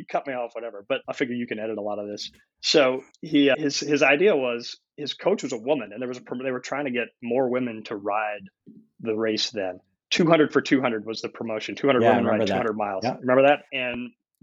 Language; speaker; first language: English; native; English